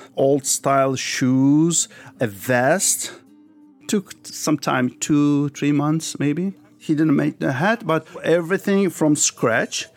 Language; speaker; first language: English; early bilingual, other home language; Turkish